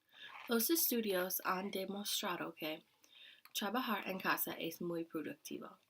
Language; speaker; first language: Spanish; non-native, learner; English